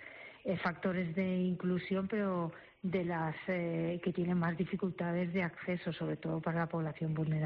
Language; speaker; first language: Spanish; native; Spanish